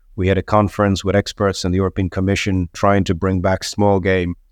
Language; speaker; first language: English; native; English